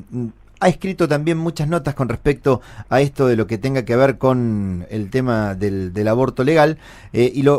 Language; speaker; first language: Spanish; native; Spanish